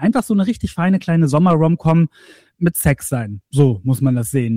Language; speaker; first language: German; native; German